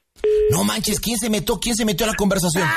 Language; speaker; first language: Spanish; native; Spanish